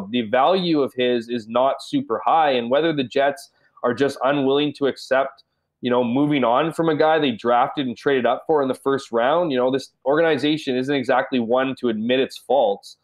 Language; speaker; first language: English; native; English